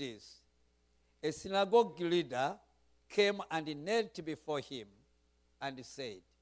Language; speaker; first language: English; non-native, local second language; Kinyarwanda